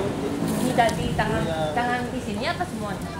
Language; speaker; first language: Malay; non-native, fluent; Japanese